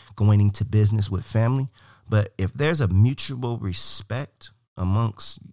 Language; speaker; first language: English; native; English